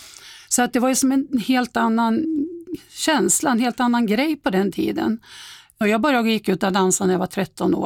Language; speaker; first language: Swedish; native; Swedish